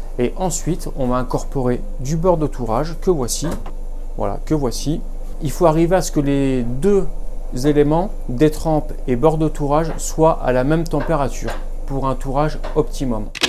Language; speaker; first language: French; native; French